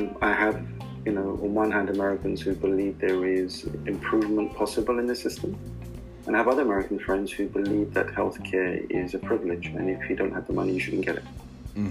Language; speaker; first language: English; non-native, local second language; Urdu